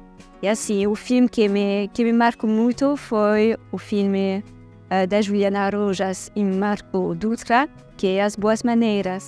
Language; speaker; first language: Portuguese; non-native, fluent; French